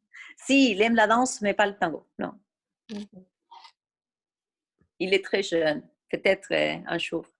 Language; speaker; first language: French; non-native, fluent; Spanish